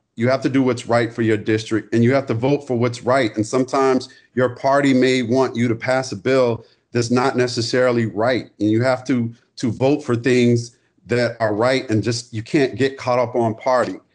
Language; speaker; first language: English; native; English